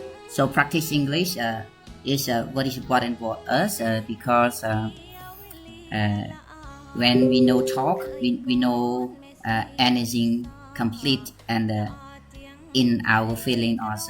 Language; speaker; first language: English; non-native, learner; Khmer